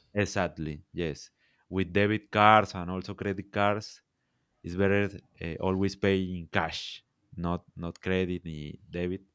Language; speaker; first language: English; non-native, learner; Spanish